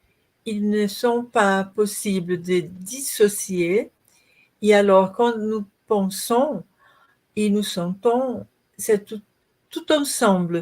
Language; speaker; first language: French; non-native, learner; Portuguese